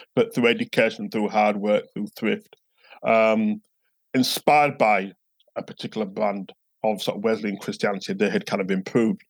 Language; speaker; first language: English; native; English